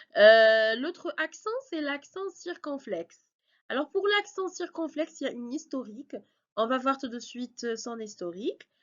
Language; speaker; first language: French; non-native, local second language; Arabic